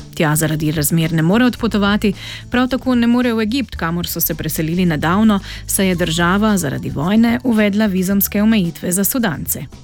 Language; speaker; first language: Slovenian; native; Slovenian